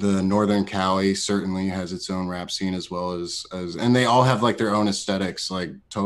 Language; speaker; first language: English; native; English